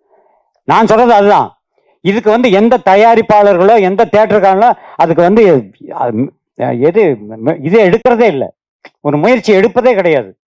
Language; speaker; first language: Tamil; native; Tamil